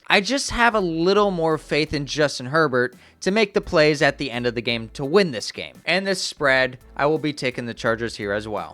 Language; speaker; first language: English; native; English